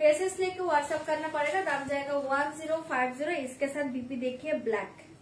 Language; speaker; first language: Hindi; non-native, local second language; Bangla